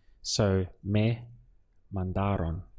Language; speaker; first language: Spanish; non-native, fluent; English